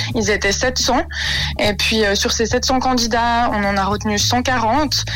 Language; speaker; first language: French; native; French